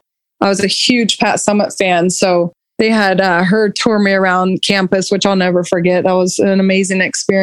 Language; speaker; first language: English; native; English